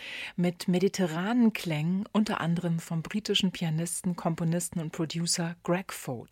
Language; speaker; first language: German; native; German